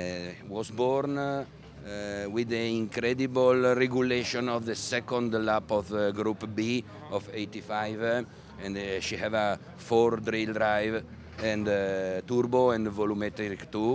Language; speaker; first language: English; non-native, learner; Italian